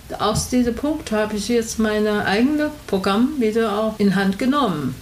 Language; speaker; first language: German; non-native, learner; Chinese